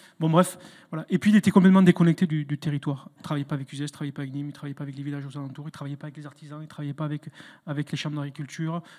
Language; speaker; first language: French; native; French